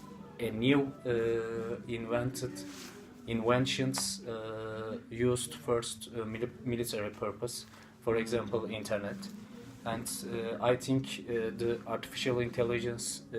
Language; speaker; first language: English; non-native, learner; Turkish